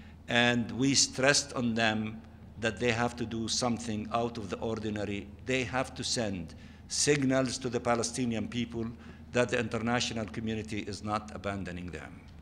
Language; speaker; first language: English; non-native, fluent; Arabic